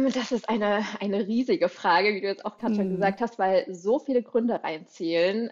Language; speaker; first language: German; native; German